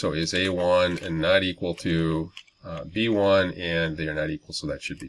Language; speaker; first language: English; native; English